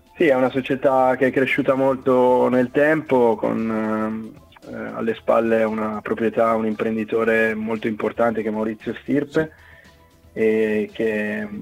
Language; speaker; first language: Italian; native; Italian